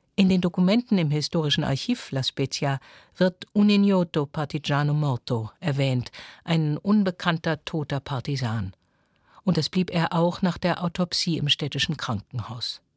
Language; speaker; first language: German; native; German